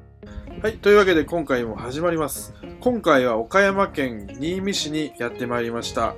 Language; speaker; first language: Japanese; native; Japanese